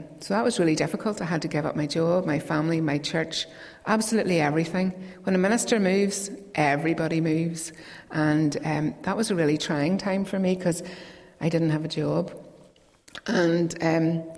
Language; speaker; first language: English; native; English